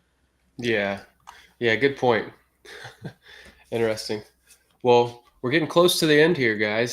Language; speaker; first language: English; native; English